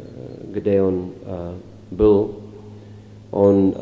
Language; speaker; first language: Russian; non-native, fluent; English